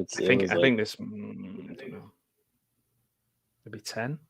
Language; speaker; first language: English; native; English